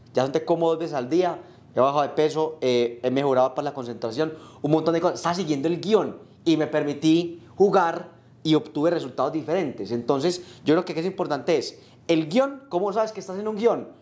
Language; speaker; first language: Spanish; native; Spanish